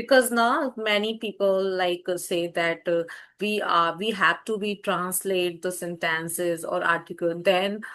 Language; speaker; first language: English; non-native, fluent; Hindi